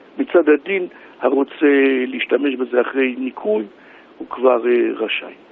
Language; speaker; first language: Hebrew; native; Hebrew